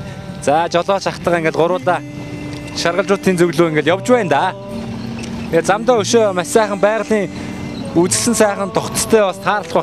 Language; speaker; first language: Mongolian; native; Mongolian